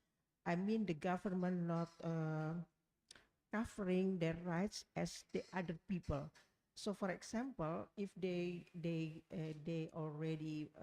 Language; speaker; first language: English; non-native, learner; Indonesian